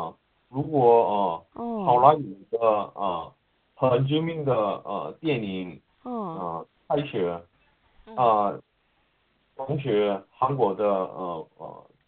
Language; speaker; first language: Chinese; non-native, learner; Korean